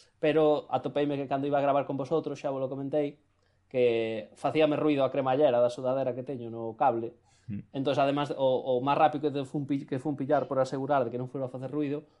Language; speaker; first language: Galician; non-native, local second language; Spanish